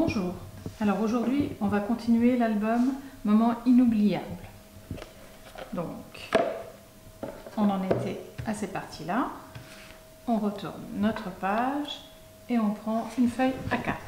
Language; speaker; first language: French; native; French